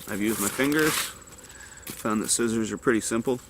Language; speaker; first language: English; native; English